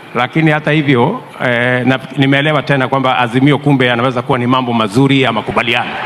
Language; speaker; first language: Swahili; non-native, local second language; Kalenjin